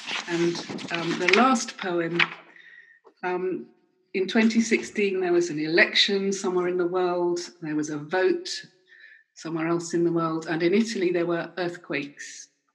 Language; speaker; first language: English; native; English